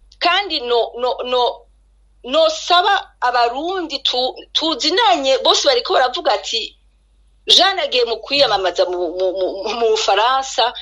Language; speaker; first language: Rundi; native; Rundi